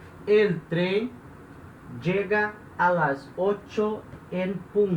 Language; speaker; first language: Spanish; non-native, fluent; Portuguese